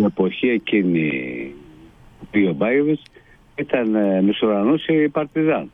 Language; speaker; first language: Greek; non-native, fluent; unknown